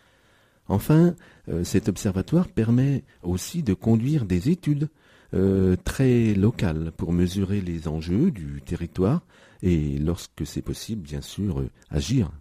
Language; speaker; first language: French; native; French